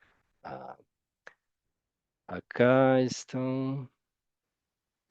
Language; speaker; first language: Spanish; non-native, fluent; Portuguese